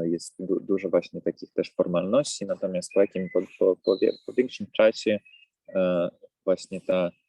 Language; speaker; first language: Polish; native; Polish